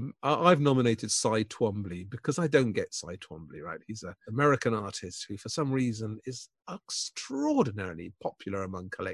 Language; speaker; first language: English; native; English